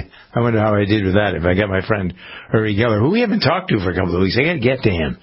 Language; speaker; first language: English; native; English